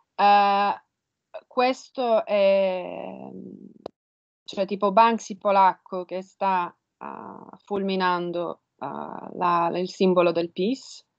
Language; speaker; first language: Italian; non-native, fluent; Polish